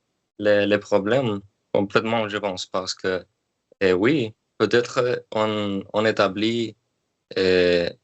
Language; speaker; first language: French; non-native, learner; Spanish